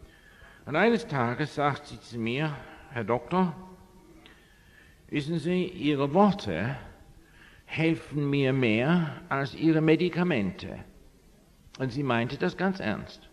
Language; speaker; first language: German; non-native, fluent; English